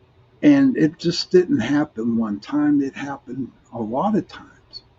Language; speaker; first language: English; native; English